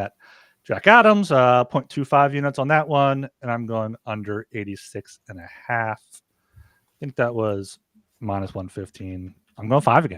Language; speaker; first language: English; native; English